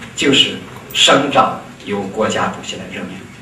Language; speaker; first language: Chinese; native; Chinese